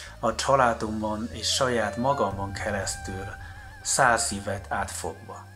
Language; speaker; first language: Hungarian; non-native, fluent; Chinese